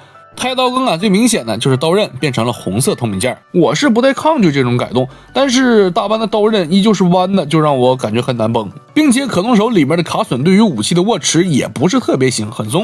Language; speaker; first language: Chinese; native; Chinese